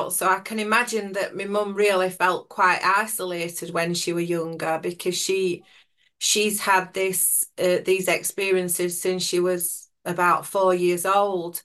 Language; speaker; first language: English; native; English